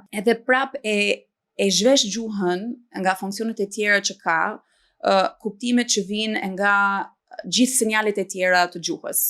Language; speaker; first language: Albanian; non-native, fluent; English